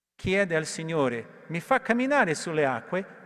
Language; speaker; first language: Italian; non-native, learner; Portuguese